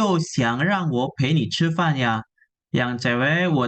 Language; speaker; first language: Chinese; non-native, fluent; Indonesian